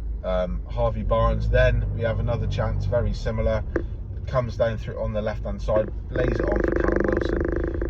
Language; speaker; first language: English; native; English